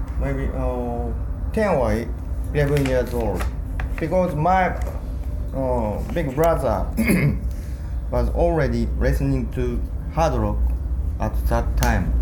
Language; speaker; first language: English; non-native, learner; Japanese